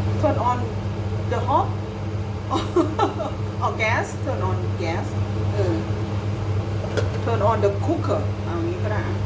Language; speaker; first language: English; non-native, learner; Thai